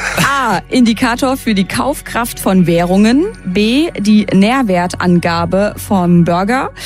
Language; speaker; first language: German; early bilingual, other home language; Turkish